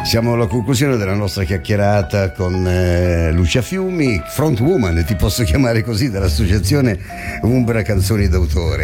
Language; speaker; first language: Italian; native; Italian